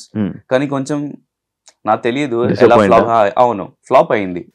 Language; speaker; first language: Telugu; non-native, local second language; Hindi